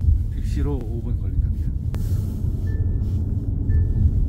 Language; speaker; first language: Korean; native; Korean